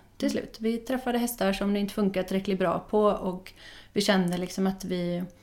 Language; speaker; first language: Swedish; non-native, fluent; Dutch